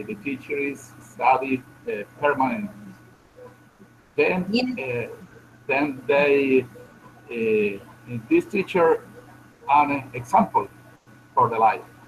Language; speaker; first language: English; non-native, learner; Spanish